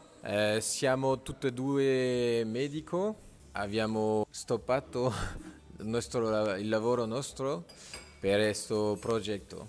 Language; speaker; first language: Italian; non-native, learner; French